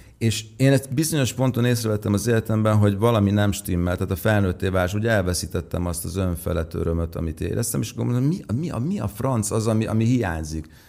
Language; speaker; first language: Hungarian; native; Hungarian